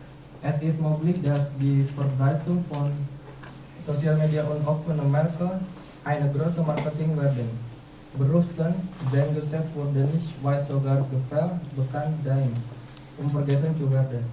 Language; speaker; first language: German; non-native, learner; Indonesian